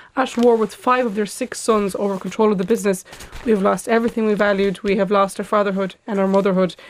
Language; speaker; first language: English; non-native, fluent; Lithuanian